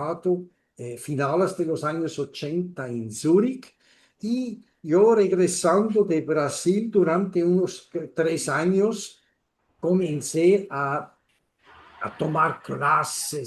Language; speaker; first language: Spanish; non-native, fluent; German